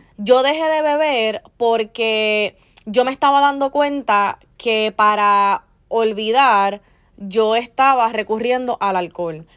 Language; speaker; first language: Spanish; early bilingual, heritage; Spanish